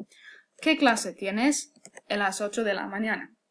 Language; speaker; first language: Spanish; non-native, fluent; English